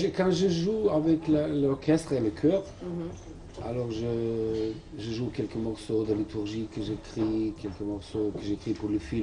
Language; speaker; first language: French; non-native, fluent; Serbian